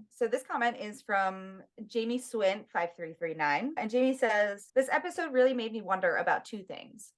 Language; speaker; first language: English; native; English